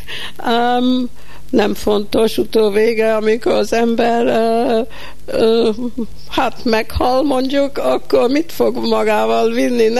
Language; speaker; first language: Hungarian; early bilingual, heritage; Hungarian